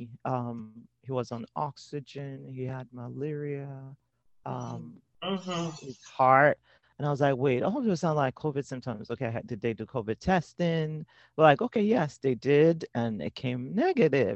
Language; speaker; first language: English; non-native, local second language; Yoruba